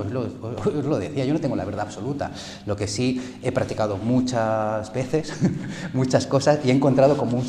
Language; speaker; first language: Spanish; early bilingual, other home language; Korean